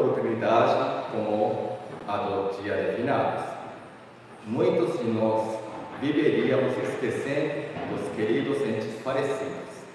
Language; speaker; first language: Portuguese; non-native, fluent; Japanese